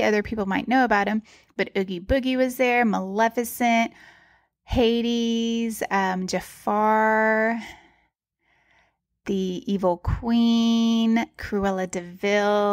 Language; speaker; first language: English; native; English